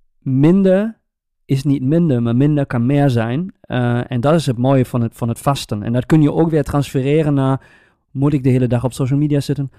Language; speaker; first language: Dutch; native; Dutch